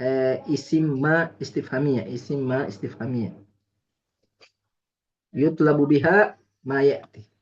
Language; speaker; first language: Arabic; non-native, fluent; Indonesian